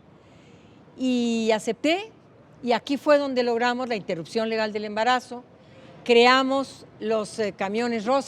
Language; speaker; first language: Spanish; native; Spanish